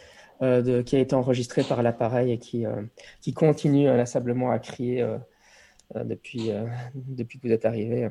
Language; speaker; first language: French; native; French